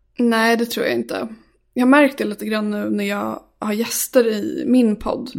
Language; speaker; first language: Swedish; native; Swedish